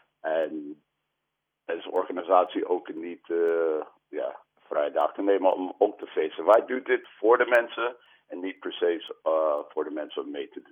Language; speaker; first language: Dutch; non-native, fluent; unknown